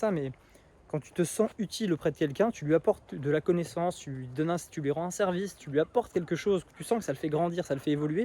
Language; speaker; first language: French; native; French